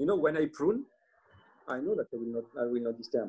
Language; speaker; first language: English; non-native, learner; French